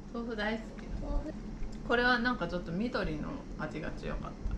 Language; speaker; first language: Japanese; non-native, fluent; Korean